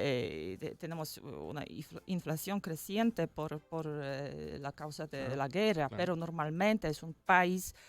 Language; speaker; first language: Spanish; non-native, fluent; Polish